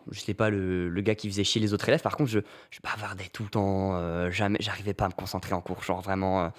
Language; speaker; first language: French; native; French